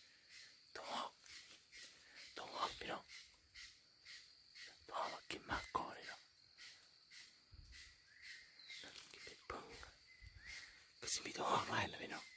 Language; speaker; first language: Thai; non-native, local second language; Hmong